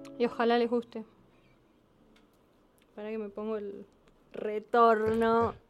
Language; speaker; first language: Spanish; native; Spanish